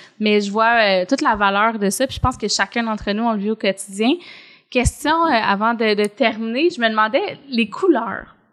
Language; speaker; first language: French; native; French